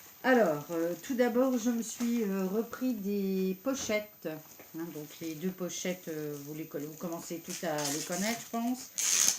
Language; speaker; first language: French; native; French